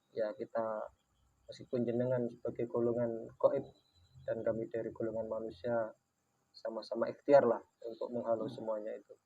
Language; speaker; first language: Indonesian; native; Indonesian